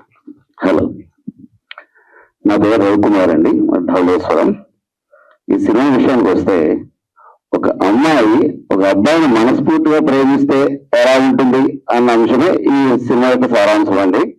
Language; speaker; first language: Telugu; native; Telugu